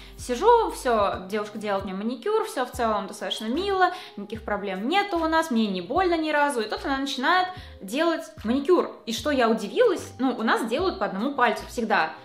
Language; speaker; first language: Russian; native; Russian